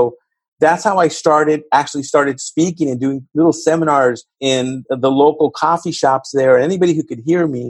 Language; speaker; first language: English; native; English